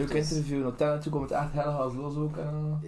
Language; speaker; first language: Dutch; native; Dutch